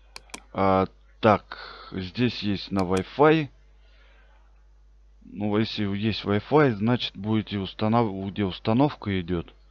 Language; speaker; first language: Russian; native; Russian